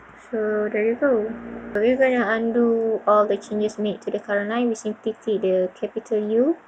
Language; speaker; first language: English; non-native, local second language; Malay